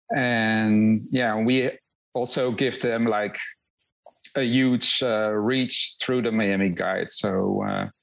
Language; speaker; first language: English; non-native, fluent; Dutch